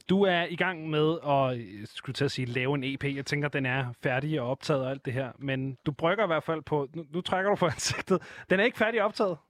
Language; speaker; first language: Danish; native; Danish